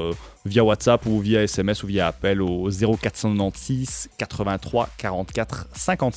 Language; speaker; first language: French; native; French